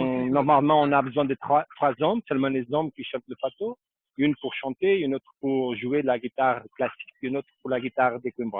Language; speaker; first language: French; non-native, fluent; Portuguese